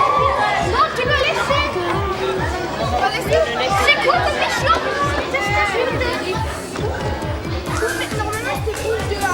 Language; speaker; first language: French; native; French